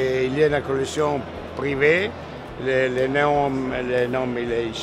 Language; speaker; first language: French; non-native, learner; Italian